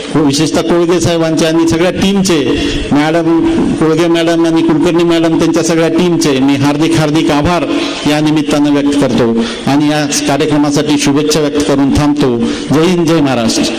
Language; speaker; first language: Marathi; native; Marathi